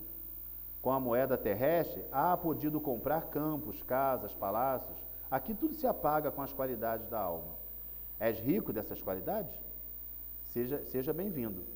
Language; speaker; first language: Portuguese; native; Portuguese